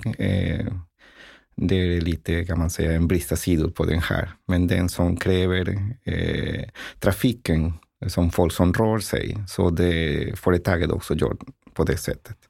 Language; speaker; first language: Swedish; non-native, learner; Spanish